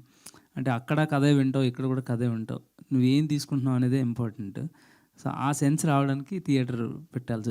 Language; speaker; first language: Telugu; native; Telugu